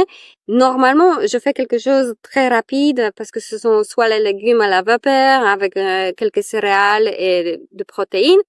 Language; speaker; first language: French; non-native, fluent; Polish